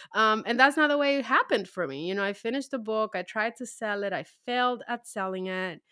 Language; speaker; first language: English; native; English